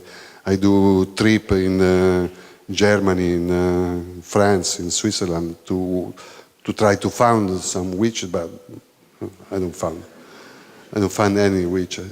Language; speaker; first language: English; non-native, learner; Italian